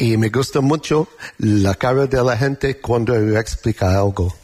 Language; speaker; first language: Spanish; non-native, learner; English